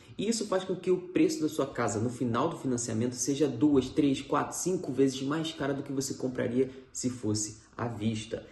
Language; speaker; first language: Portuguese; native; Portuguese